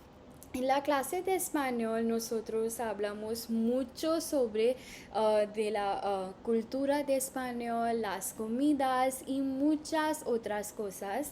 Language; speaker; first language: Spanish; non-native, learner; Hindi